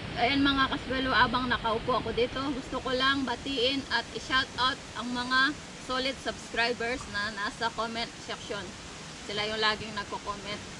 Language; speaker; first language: Filipino; native; Filipino